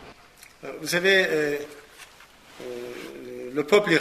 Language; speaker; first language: French; non-native, fluent; Persian